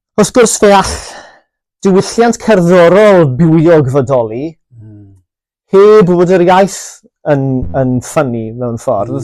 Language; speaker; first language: Welsh; native; Welsh